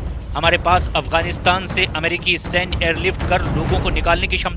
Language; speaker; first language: Hindi; native; Hindi